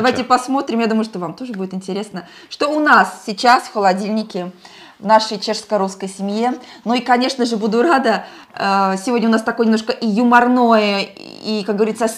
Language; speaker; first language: Russian; native; Russian